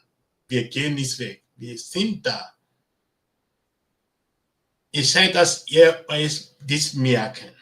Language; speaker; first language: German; non-native, learner; Bini